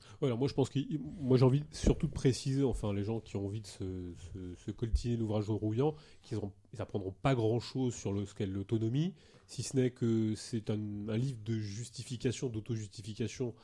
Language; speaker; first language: French; native; French